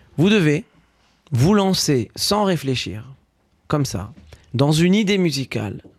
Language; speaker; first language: French; early bilingual, other home language; Arabic